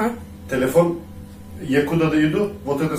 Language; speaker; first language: Russian; non-native, learner; Turkish